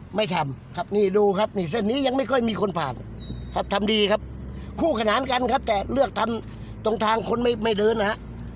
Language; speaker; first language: Thai; native; Thai